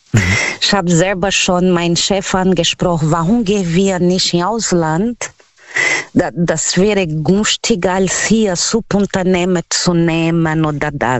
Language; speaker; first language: German; non-native, learner; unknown